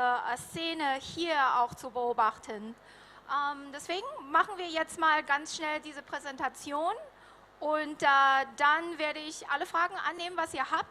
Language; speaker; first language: German; early bilingual, heritage; German